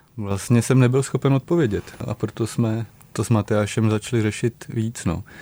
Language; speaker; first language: Czech; native; Czech